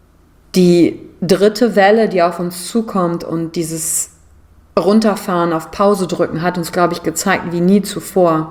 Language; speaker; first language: German; native; German